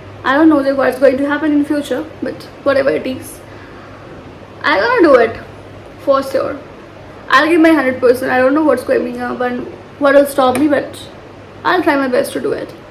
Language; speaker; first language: English; non-native, local second language; Bangla